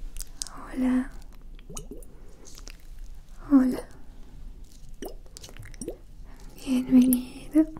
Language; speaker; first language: Spanish; non-native, learner; Russian